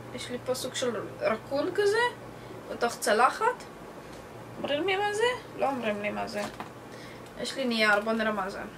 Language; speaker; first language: Hebrew; native; Hebrew